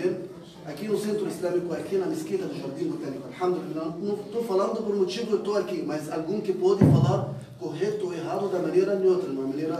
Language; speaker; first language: Portuguese; non-native, fluent; Arabic